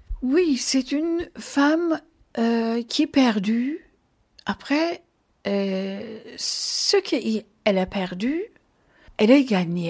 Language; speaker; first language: French; non-native, fluent; Turkish